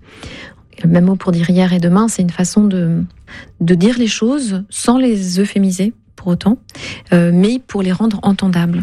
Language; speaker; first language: French; non-native, local second language; Kinyarwanda